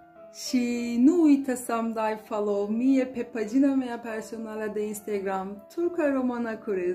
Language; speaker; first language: Romanian; non-native, fluent; Turkish